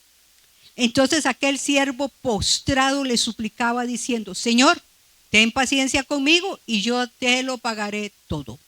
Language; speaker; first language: Spanish; native; Spanish